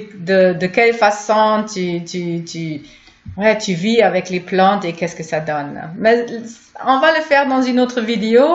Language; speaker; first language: French; non-native, fluent; German